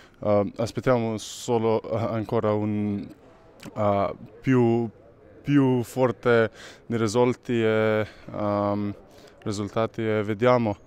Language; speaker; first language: Italian; non-native, learner; Slovenian